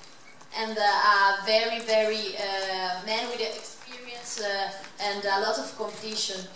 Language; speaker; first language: English; non-native, local second language; Italian